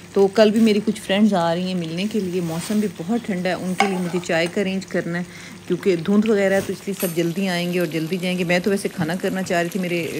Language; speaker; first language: Urdu; native; Urdu